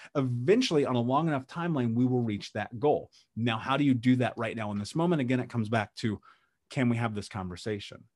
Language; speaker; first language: English; native; English